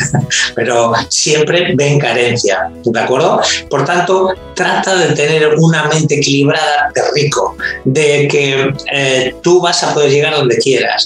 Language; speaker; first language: Spanish; native; Spanish